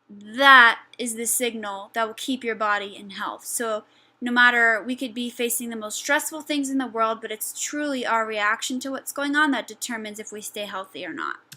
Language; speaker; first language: English; native; English